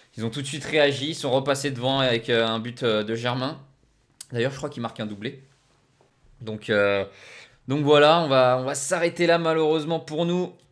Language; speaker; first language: French; native; French